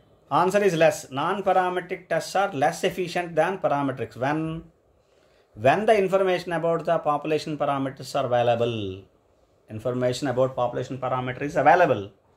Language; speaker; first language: English; non-native, local second language; Telugu